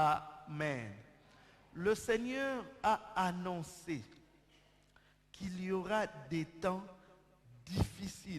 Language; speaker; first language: French; non-native, local second language; Lingala